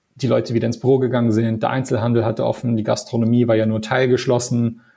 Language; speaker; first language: German; non-native, fluent; English